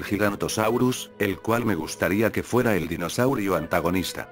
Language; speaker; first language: Spanish; native; Spanish